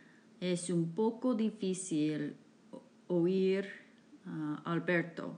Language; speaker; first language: Spanish; non-native, fluent; English